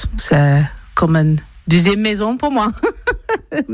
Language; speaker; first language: French; non-native, learner; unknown